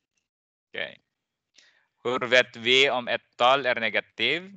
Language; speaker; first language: Swedish; non-native, fluent; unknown